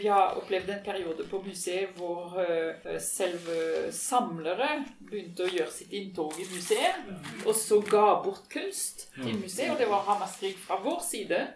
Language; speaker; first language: Norwegian; non-native, fluent; French